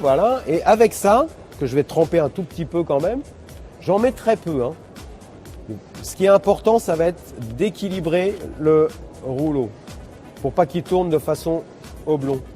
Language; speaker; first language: French; native; French